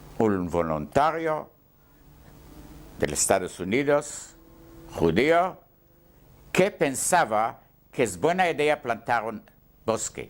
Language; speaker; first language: Spanish; non-native, learner; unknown